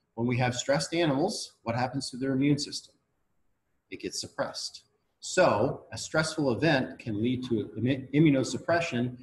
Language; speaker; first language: English; native; English